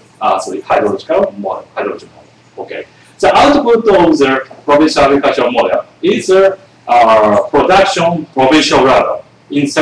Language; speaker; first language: English; non-native, fluent; Japanese